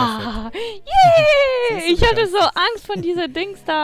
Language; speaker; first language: German; non-native, fluent; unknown